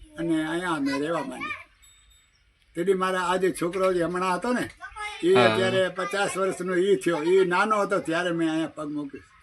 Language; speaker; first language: Gujarati; non-native, local second language; Sindhi